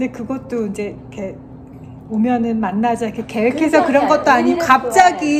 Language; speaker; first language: Korean; native; Korean